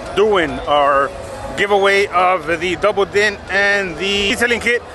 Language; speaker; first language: English; early bilingual, other home language; Spanish